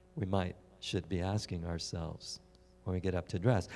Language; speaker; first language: English; native; English